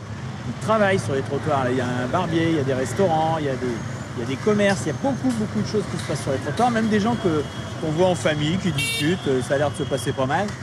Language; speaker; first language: French; native; French